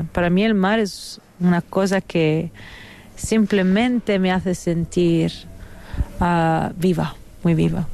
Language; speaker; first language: Spanish; non-native, fluent; Italian